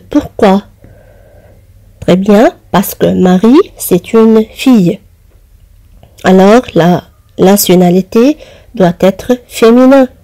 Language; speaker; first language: French; non-native, fluent; Arabic